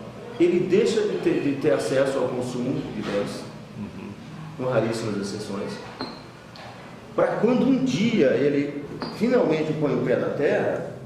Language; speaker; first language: Portuguese; native; Portuguese